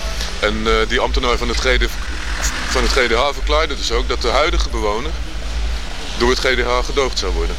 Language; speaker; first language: Dutch; native; Dutch